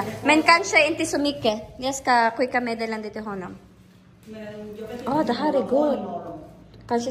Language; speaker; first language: Swedish; non-native, learner; Filipino